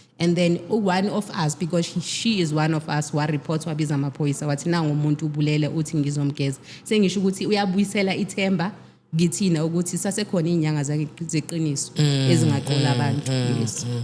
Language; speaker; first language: Zulu; native; Zulu